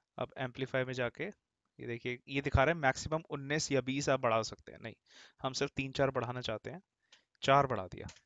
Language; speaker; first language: Hindi; native; Hindi